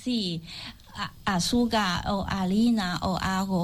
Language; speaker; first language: Spanish; non-native, learner; Chinese